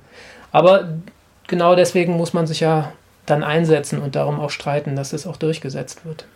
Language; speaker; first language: German; native; German